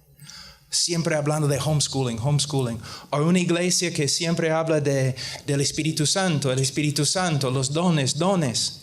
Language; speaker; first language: Spanish; non-native, fluent; English